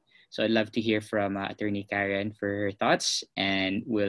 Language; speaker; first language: English; non-native, local second language; Cebuano